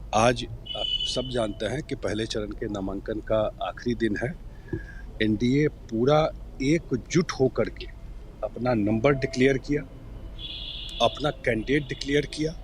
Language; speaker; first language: Hindi; native; Hindi